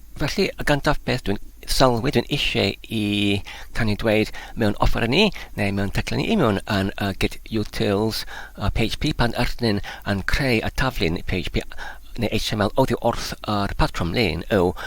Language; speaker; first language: Welsh; non-native, learner; Polish